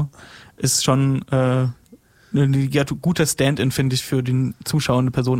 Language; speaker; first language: German; native; German